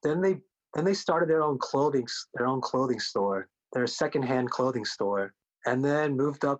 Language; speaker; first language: English; early bilingual, other home language; Korean